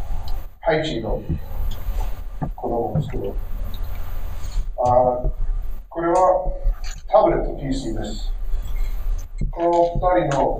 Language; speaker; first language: Japanese; non-native, learner; English